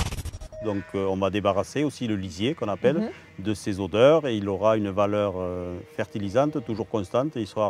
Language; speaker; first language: French; native; French